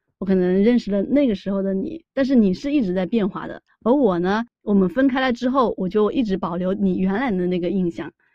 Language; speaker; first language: Chinese; native; Chinese